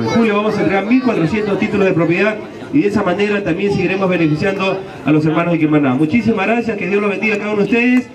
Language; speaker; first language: Spanish; native; Spanish